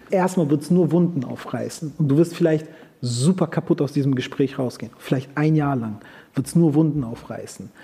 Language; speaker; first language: German; early bilingual, other home language; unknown